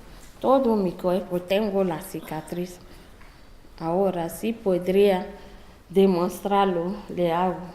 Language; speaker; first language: Spanish; non-native, learner; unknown